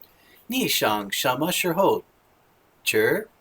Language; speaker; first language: Chinese; non-native, learner; English